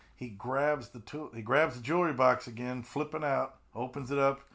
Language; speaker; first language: English; native; English